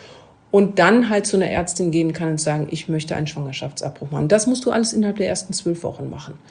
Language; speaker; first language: German; native; German